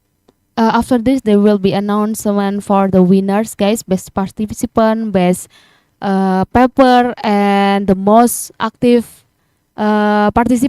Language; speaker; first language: English; non-native, learner; Indonesian